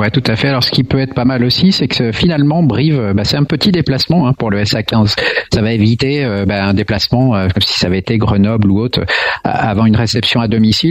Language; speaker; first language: French; native; French